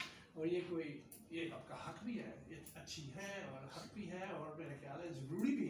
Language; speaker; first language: Hindi; non-native, fluent; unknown